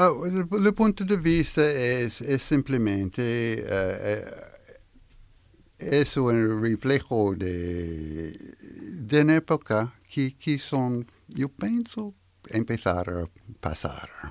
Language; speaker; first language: Spanish; non-native, learner; French